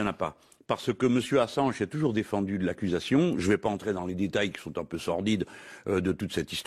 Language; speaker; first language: French; native; French